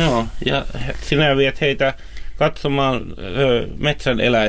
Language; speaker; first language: Finnish; native; Finnish